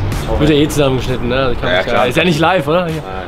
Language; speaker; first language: German; native; German